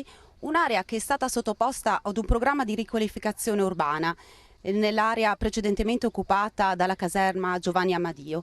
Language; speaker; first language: Italian; native; Italian